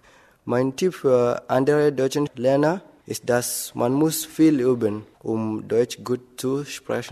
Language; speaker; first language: German; non-native, learner; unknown